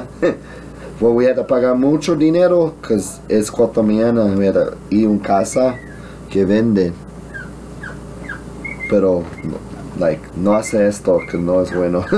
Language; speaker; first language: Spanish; early bilingual, heritage; English